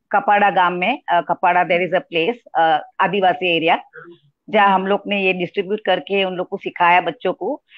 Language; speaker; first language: Hindi; non-native, local second language; Gujarati